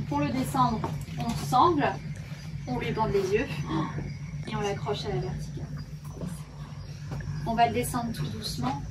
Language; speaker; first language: French; native; French